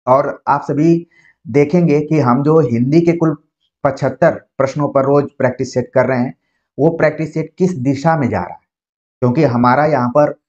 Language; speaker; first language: Hindi; native; Hindi